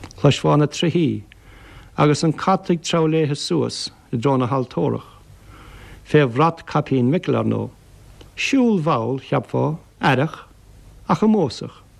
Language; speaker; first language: Irish; native; Irish